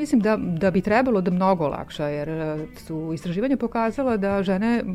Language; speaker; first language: Serbian; native; Serbian